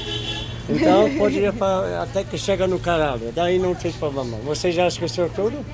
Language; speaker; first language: Portuguese; non-native, learner; English